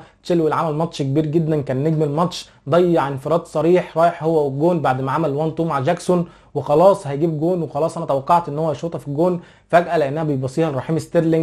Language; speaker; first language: Arabic; native; Arabic